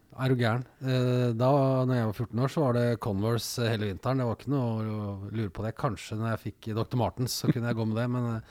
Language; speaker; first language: Norwegian; native; Norwegian